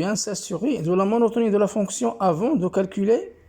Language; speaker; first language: French; non-native, local second language; Arabic